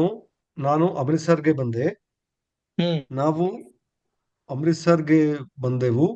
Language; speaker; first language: Kannada; non-native, learner; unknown